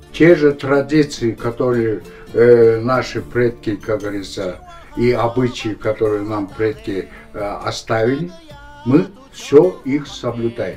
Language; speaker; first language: Russian; non-native, local second language; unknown